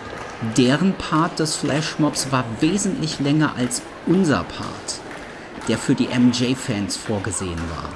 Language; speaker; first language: German; native; German